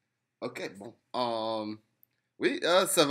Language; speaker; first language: French; non-native, learner; English